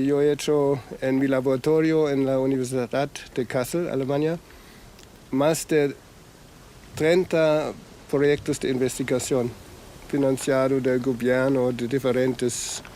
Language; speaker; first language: Spanish; non-native, fluent; German